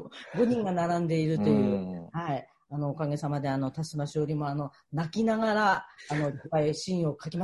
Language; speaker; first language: Japanese; native; Japanese